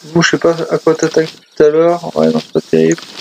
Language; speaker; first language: French; native; French